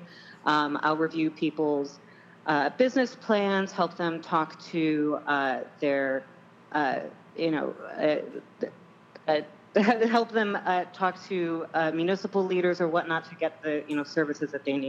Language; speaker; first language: English; native; English